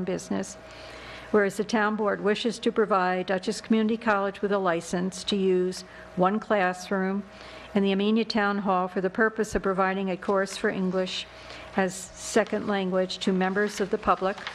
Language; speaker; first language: English; native; English